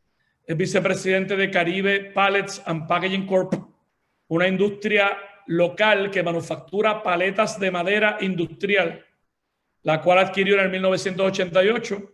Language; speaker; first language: Spanish; native; Spanish